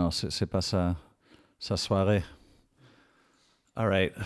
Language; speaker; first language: French; non-native, fluent; English